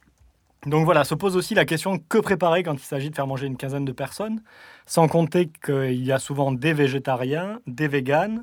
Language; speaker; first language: French; native; French